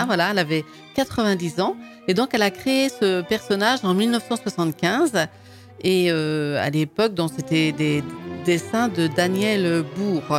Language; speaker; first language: French; native; French